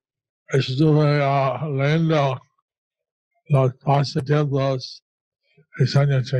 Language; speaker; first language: Spanish; non-native, learner; English